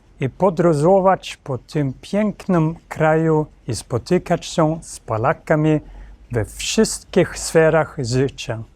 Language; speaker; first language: Polish; non-native, learner; Swedish